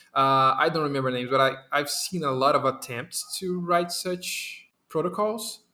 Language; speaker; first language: English; non-native, fluent; Portuguese